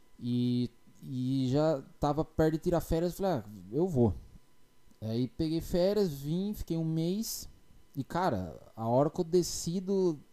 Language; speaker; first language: Portuguese; native; Portuguese